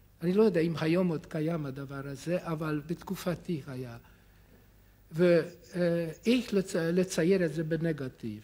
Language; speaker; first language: Hebrew; non-native, fluent; Hungarian